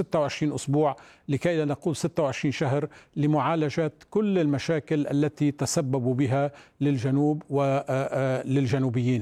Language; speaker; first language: Arabic; native; Arabic